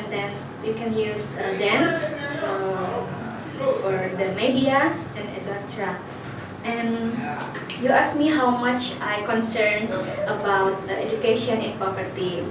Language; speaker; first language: English; non-native, learner; Indonesian